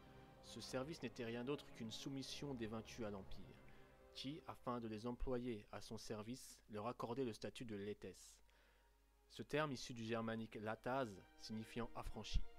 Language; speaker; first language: French; native; French